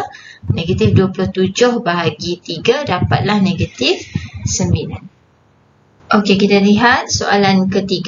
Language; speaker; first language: Malay; native; Malay